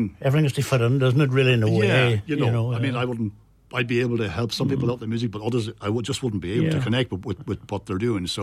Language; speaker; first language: English; native; English